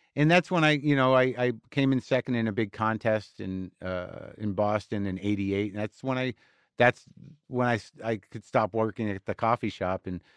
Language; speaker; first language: English; native; English